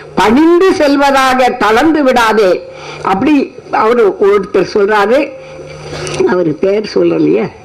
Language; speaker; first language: Tamil; native; Tamil